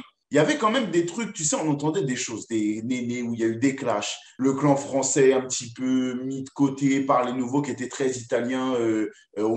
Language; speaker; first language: French; native; French